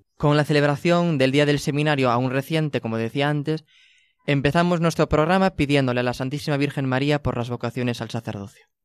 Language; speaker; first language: Spanish; native; Spanish